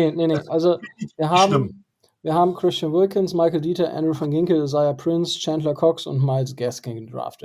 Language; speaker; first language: German; native; German